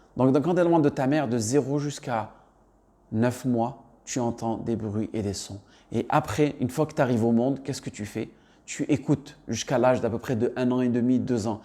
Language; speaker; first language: French; native; French